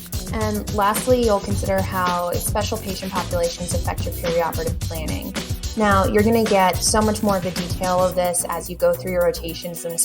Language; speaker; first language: English; native; English